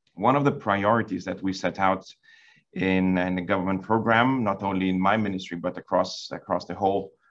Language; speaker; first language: English; non-native, fluent; Lithuanian